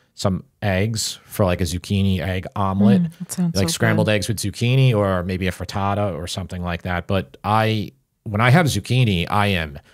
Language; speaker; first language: English; native; English